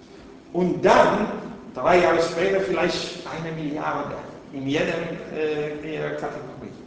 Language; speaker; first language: German; non-native, fluent; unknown